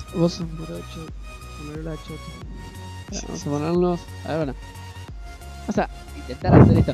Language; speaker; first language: Spanish; native; Spanish